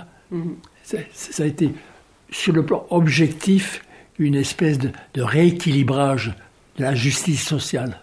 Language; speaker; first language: French; native; French